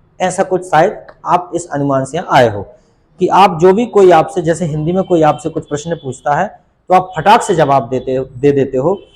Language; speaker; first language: Hindi; native; Hindi